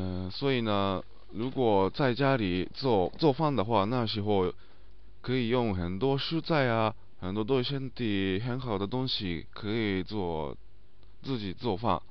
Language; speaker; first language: Chinese; non-native, learner; Japanese